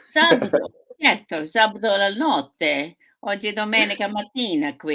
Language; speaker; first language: Italian; early bilingual, heritage; Sicilian